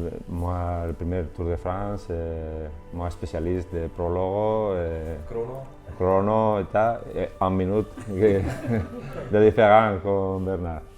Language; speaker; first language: French; non-native, learner; Spanish